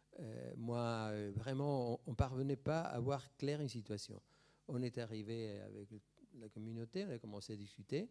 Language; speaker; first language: French; non-native, fluent; Spanish